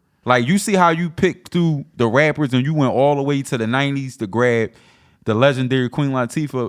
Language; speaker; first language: English; native; English